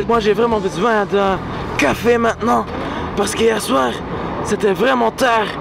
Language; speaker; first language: French; non-native, learner; Dutch